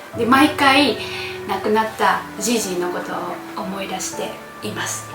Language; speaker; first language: Japanese; non-native, fluent; Vietnamese